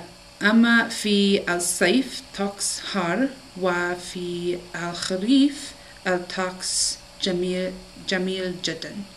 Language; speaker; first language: Arabic; non-native, learner; English